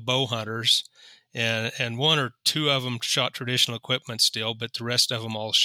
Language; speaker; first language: English; native; English